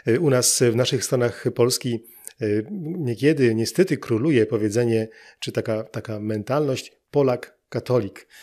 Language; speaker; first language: Polish; native; Polish